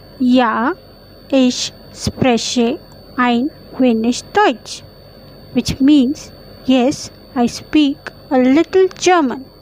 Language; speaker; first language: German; non-native, fluent; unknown